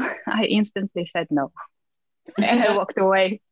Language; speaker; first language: English; non-native, fluent; Russian